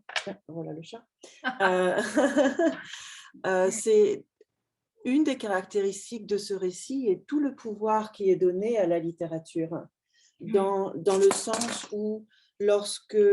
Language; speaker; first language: French; native; French